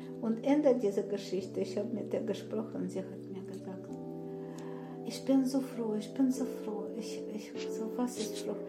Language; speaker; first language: German; non-native, fluent; Russian